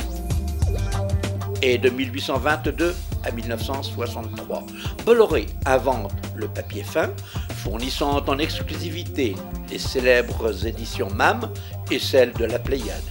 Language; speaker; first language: French; native; French